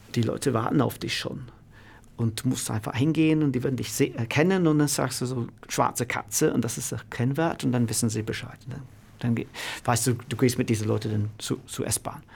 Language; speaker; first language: German; non-native, fluent; English